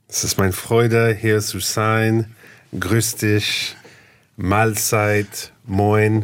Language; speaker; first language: German; non-native, fluent; English